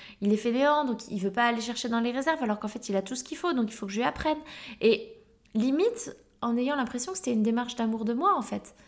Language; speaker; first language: French; native; French